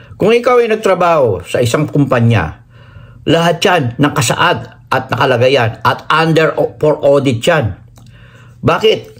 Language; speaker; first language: Filipino; native; Filipino